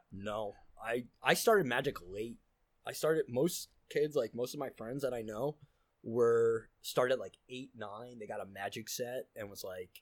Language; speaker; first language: English; native; English